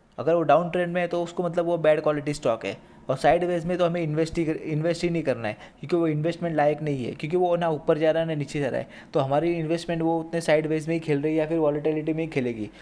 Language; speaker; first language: Hindi; native; Hindi